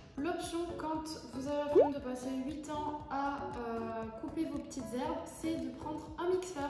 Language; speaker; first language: French; native; French